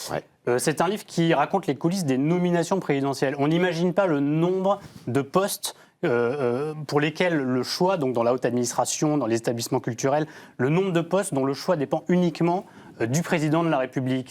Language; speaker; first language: French; native; French